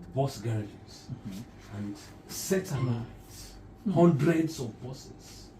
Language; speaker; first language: English; non-native, local second language; Yoruba